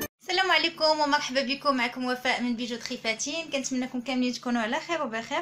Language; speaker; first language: Arabic; native; Arabic